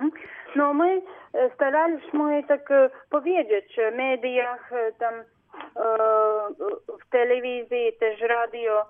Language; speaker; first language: Polish; non-native, learner; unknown